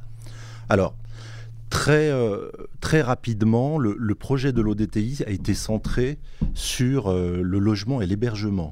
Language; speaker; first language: French; native; French